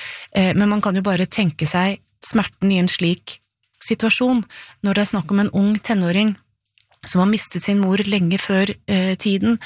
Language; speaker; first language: Norwegian; native; Norwegian